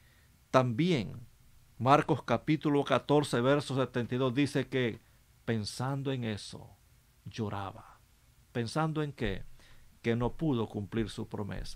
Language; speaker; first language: Spanish; native; Spanish